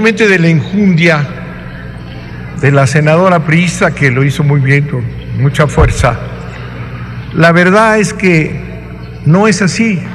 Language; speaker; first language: Spanish; native; Spanish